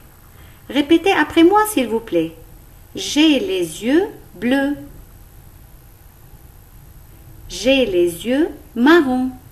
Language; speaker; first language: French; non-native, local second language; Arabic